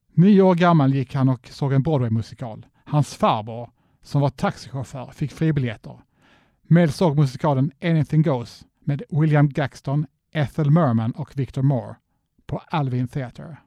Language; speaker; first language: Swedish; native; Swedish